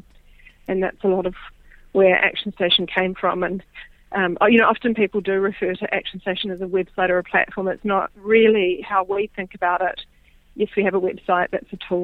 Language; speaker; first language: English; native; English